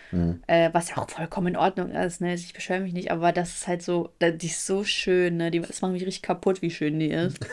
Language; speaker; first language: German; early bilingual, other home language; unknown